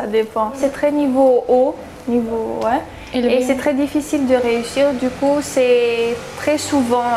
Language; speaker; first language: French; early bilingual, heritage; French